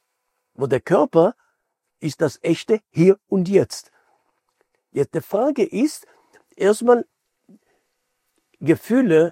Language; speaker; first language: German; non-native, fluent; Hebrew